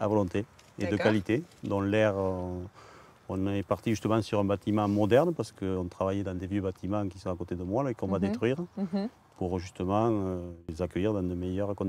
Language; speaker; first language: French; native; French